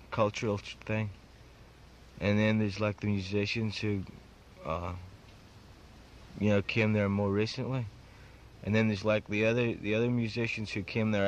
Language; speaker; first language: English; native; English